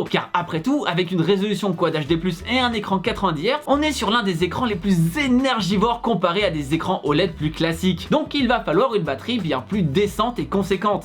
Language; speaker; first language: French; native; French